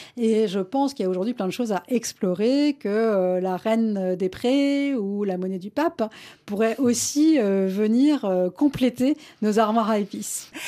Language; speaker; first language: French; early bilingual, other home language; Malayalam